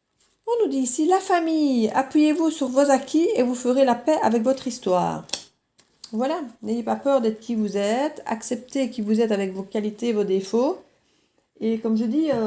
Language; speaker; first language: French; native; French